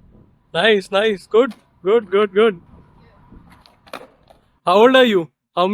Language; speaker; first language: English; non-native, local second language; Hindi